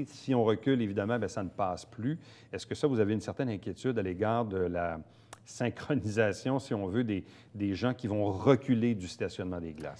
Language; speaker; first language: French; native; French